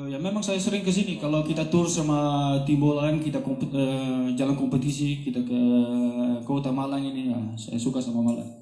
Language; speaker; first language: Indonesian; non-native, fluent; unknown